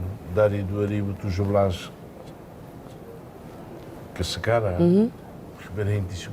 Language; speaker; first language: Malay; non-native, fluent; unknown